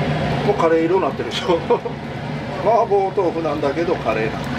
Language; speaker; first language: Japanese; native; Japanese